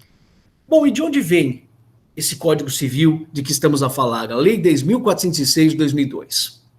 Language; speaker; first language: Portuguese; native; Portuguese